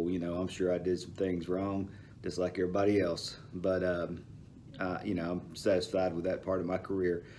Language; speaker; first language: English; native; English